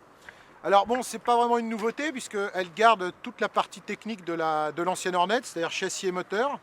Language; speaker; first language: French; native; French